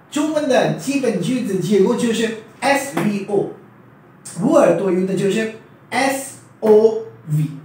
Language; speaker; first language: Chinese; non-native, fluent; Urdu